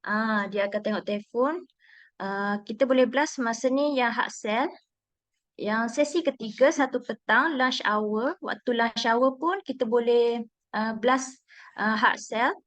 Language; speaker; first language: Malay; native; Malay